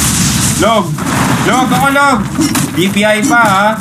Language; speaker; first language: Filipino; native; Filipino